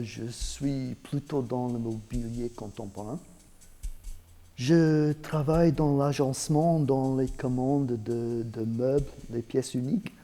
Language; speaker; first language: French; non-native, fluent; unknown